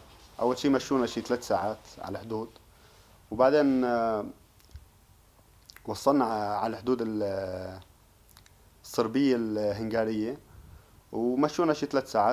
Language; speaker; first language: Arabic; native; Arabic